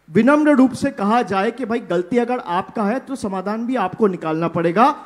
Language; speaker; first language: Hindi; non-native, local second language; Bangla